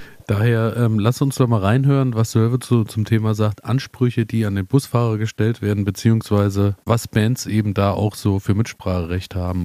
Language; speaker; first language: German; native; German